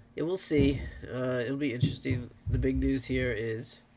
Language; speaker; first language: English; native; English